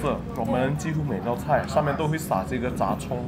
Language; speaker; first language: Chinese; non-native, fluent; Indonesian